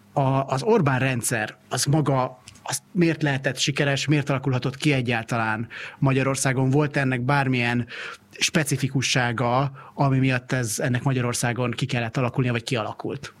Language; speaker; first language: Hungarian; native; Hungarian